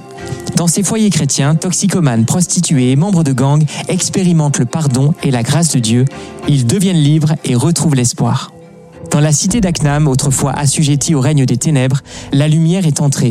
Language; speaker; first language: French; native; French